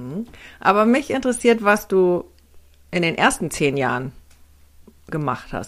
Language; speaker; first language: German; native; German